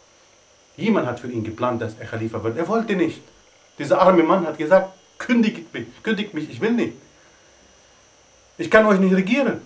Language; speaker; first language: German; non-native, fluent; Arabic